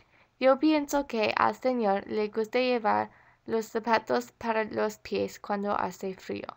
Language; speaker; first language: Spanish; non-native, learner; English